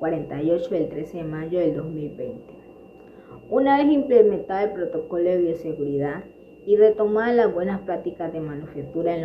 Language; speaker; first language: Spanish; native; Spanish